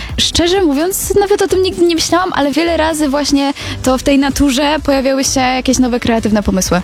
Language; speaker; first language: Polish; native; Polish